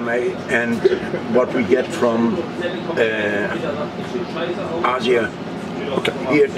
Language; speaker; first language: English; non-native, learner; German